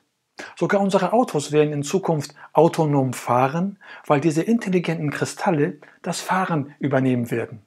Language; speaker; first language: German; native; German